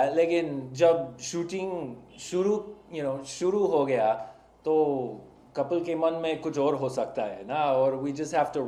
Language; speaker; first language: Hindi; non-native, fluent; English